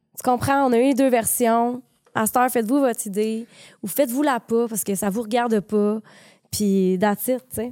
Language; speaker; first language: French; native; French